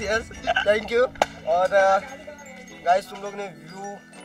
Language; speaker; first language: Hindi; non-native, local second language; Marathi